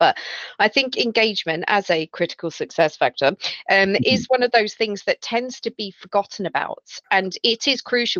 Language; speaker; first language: English; native; English